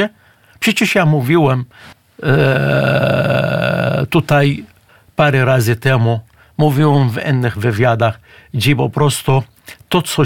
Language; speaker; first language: Polish; non-native, fluent; Arabic